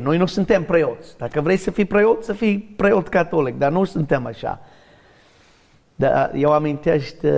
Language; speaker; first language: Romanian; non-native, fluent; English